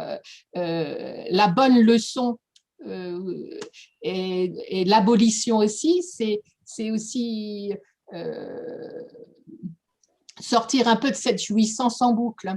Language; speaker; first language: French; native; French